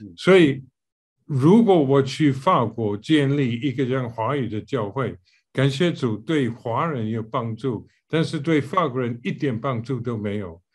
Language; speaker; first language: Chinese; non-native, fluent; English